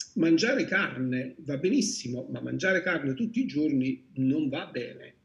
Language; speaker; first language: Italian; native; Italian